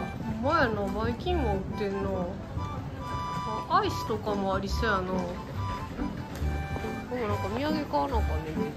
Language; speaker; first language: Japanese; native; Japanese